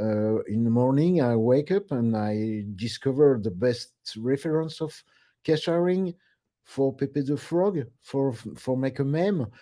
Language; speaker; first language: English; non-native, learner; French